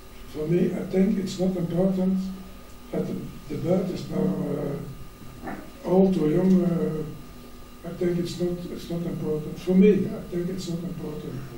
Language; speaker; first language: English; non-native, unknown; Dutch